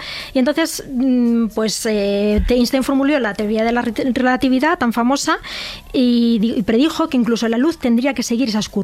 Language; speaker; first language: Spanish; native; Spanish